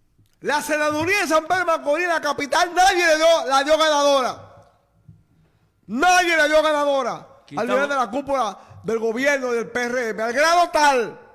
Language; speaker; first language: Spanish; native; Spanish